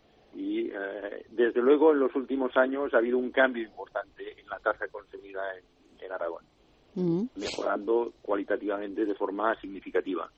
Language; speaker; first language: Spanish; native; Spanish